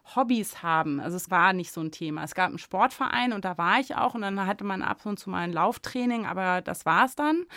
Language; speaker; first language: German; native; German